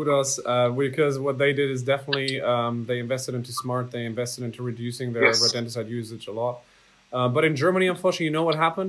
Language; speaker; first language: English; non-native, fluent; German